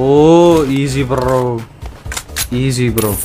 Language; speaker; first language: English; non-native, learner; Indonesian